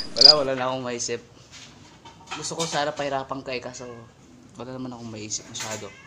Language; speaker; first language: Filipino; non-native, local second language; Iloko